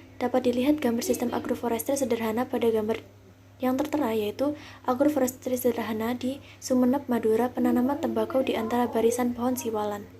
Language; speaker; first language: Indonesian; native; Indonesian